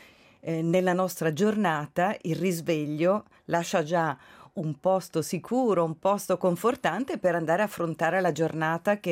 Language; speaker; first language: Italian; native; Italian